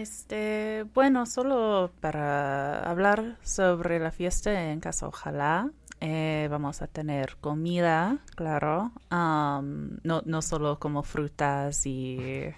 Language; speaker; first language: Spanish; non-native, fluent; English